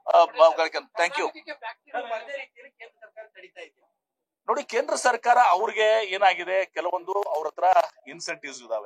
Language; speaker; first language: Kannada; native; Kannada